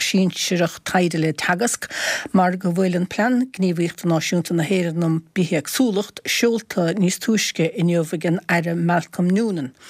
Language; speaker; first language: Irish; native; Irish